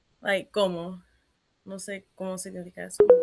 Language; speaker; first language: Spanish; early bilingual, heritage; Spanish